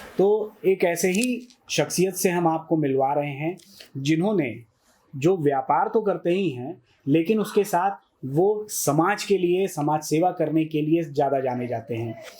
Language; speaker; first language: Hindi; native; Hindi